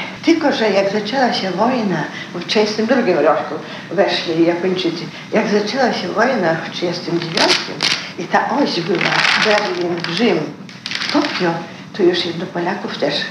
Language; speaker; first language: Polish; early bilingual, heritage; Polish